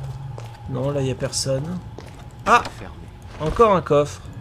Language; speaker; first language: French; native; French